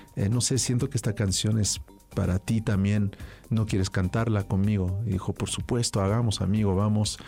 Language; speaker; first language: Spanish; early bilingual, heritage; French